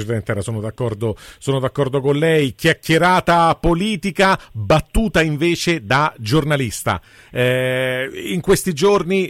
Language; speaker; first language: Italian; native; Italian